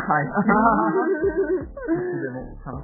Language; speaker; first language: Japanese; non-native, learner; Italian